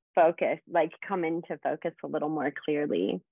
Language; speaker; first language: English; native; English